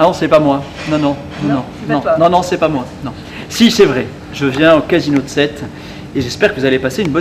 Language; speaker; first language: French; native; French